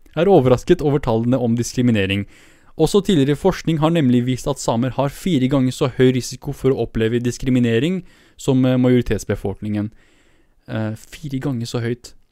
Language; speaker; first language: Norwegian; early bilingual, other home language; Kurdish